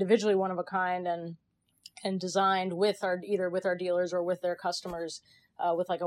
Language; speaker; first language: English; native; English